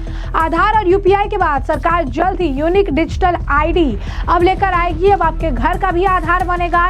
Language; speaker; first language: Hindi; native; Hindi